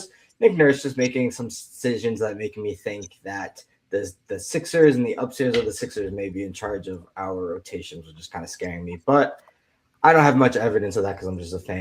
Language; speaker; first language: English; native; English